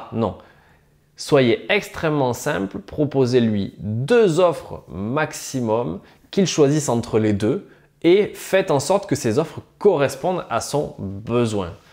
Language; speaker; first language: French; native; French